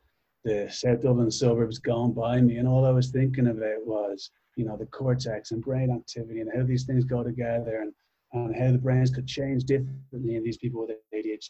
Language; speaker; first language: English; native; English